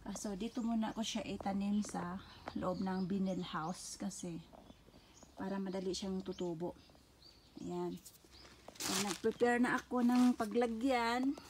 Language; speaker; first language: Filipino; non-native, local second language; Cebuano